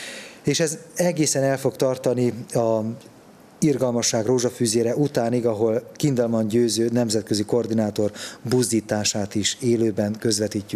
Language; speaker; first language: Hungarian; native; Hungarian